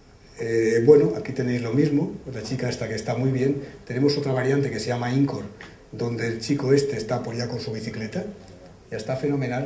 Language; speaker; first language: Spanish; native; Spanish